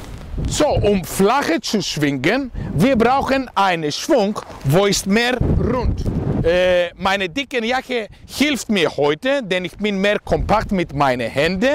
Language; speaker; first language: German; non-native, learner; Greek